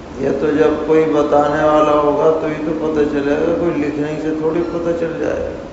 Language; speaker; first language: Urdu; native; Urdu